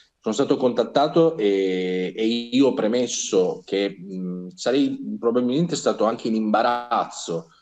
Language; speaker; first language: Italian; native; Italian